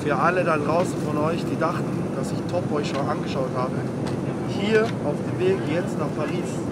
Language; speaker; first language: German; native; German